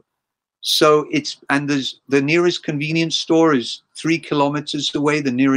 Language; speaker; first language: English; native; English